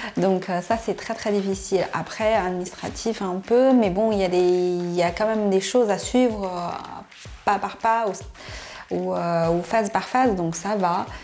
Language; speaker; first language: French; non-native, fluent; Chinese